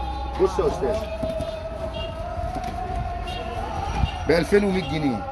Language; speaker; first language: Arabic; native; Arabic